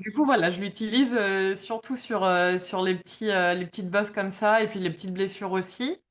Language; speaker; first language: French; native; French